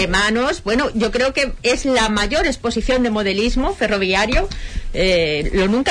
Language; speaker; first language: Spanish; native; Spanish